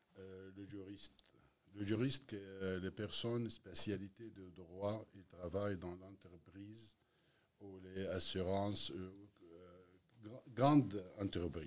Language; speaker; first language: French; non-native, learner; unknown